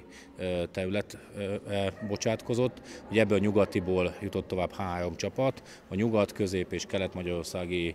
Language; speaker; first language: Hungarian; native; Hungarian